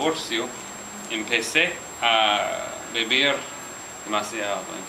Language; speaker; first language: Spanish; non-native, learner; English